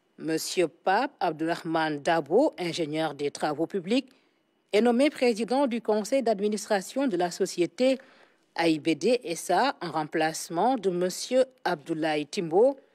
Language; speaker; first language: French; non-native, local second language; Wolof